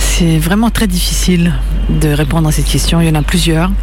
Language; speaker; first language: French; early bilingual, other home language; Serbian